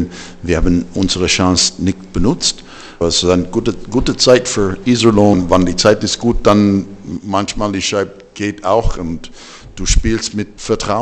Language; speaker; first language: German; non-native, fluent; English